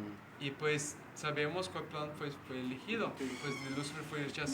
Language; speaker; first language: Spanish; native; Spanish